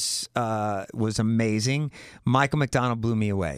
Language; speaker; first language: English; native; English